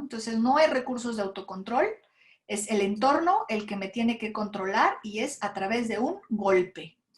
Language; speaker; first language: Spanish; native; Spanish